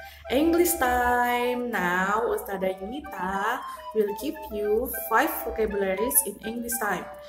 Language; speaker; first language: English; non-native, learner; Indonesian